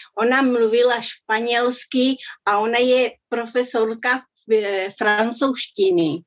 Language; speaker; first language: Czech; early bilingual, other home language; Spanish